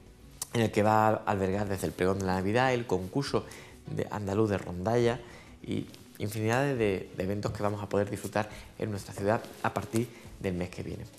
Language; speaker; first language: Spanish; native; Spanish